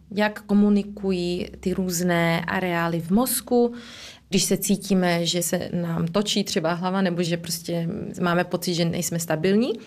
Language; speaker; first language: Czech; early bilingual, heritage; Czech